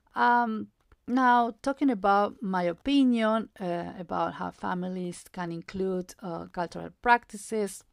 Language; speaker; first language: English; non-native, fluent; Spanish